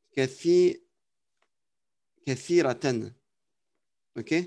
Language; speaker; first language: Arabic; non-native, fluent; French